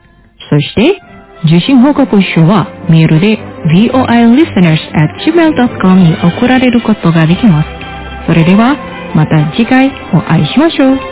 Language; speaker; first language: Japanese; non-native, fluent; Indonesian